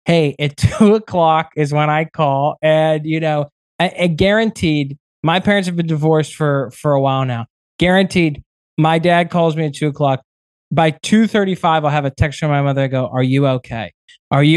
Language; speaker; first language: English; native; English